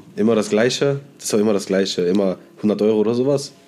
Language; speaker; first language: German; native; German